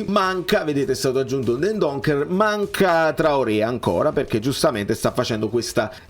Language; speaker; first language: Italian; native; Italian